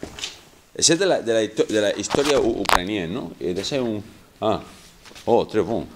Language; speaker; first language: French; non-native, learner; Spanish